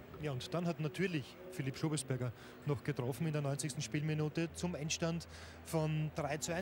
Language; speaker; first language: German; native; German